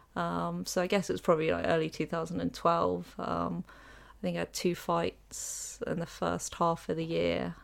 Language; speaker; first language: English; native; English